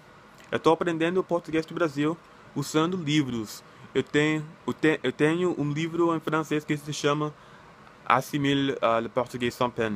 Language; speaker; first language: Portuguese; non-native, learner; English